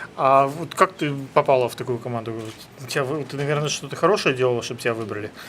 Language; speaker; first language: Russian; native; Russian